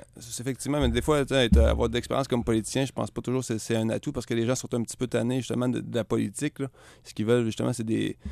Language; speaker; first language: French; native; French